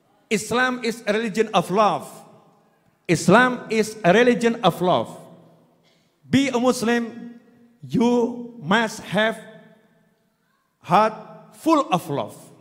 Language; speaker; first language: English; non-native, learner; Indonesian